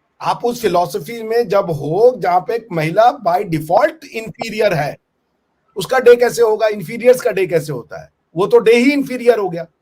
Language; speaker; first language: Hindi; native; Hindi